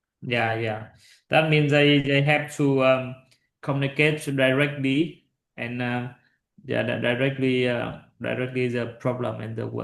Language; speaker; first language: English; non-native, learner; Vietnamese